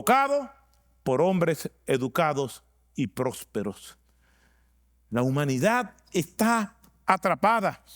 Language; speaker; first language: Spanish; native; Spanish